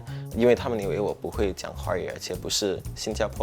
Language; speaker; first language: Chinese; non-native, local second language; English